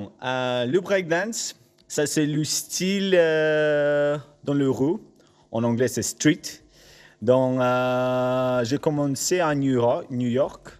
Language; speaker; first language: French; non-native, learner; Latvian